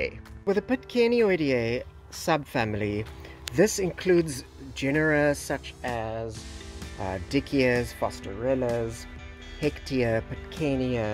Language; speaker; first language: English; native; English